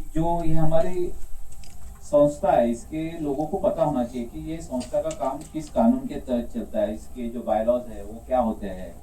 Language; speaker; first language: Hindi; non-native, local second language; Marathi